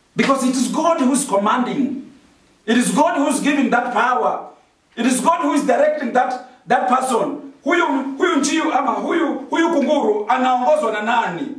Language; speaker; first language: English; non-native, local second language; Swahili